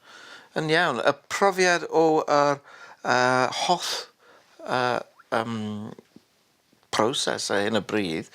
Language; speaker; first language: Welsh; non-native, learner; English